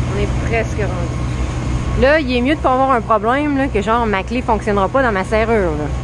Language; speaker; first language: French; native; French